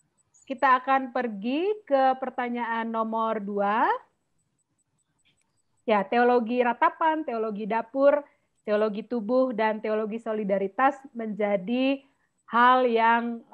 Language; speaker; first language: Indonesian; native; Indonesian